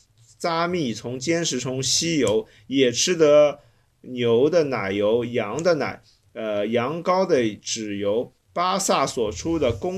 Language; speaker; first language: Chinese; native; Chinese